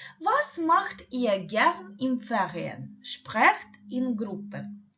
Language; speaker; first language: German; non-native, learner; Ukrainian